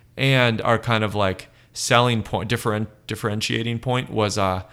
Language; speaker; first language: English; native; English